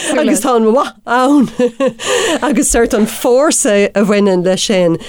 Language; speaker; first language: Irish; non-native, local second language; English